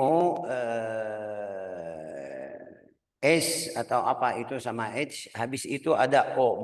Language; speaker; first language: Indonesian; non-native, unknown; Arabic